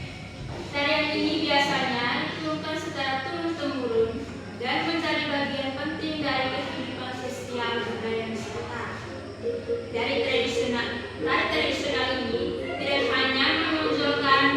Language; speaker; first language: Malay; non-native, local second language; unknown